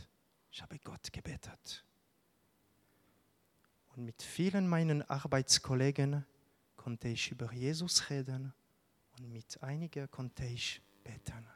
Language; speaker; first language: German; non-native, local second language; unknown